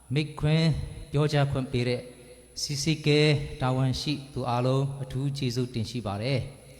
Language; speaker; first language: Burmese; non-native, local second language; Hakha Chin